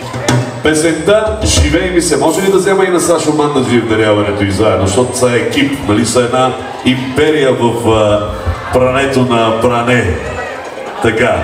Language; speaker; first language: Bulgarian; non-native, local second language; Turkish